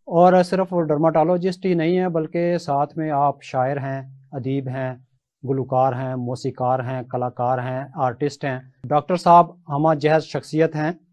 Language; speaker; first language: Urdu; native; Urdu